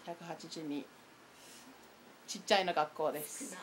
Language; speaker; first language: Japanese; non-native, learner; English